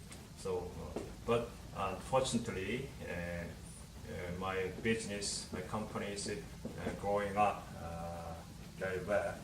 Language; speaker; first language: English; non-native, learner; Korean